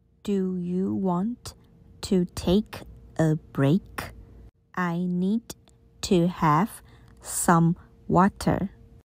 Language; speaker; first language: English; non-native, fluent; Chinese